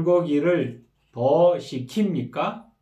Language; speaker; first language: Korean; non-native, fluent; Kyrgyz